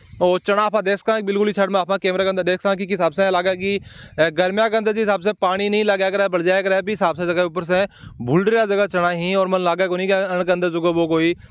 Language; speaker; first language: Hindi; native; Hindi